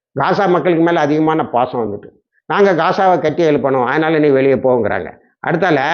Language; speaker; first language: Tamil; native; Tamil